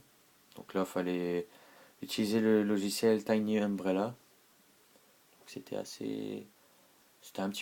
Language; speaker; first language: French; native; French